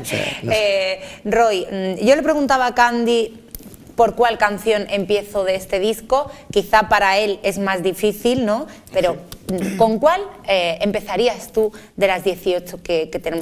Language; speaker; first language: Spanish; native; Spanish